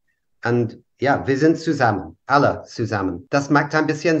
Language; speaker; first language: German; non-native, learner; English